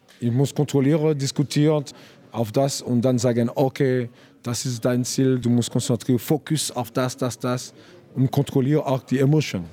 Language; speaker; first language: German; non-native, learner; French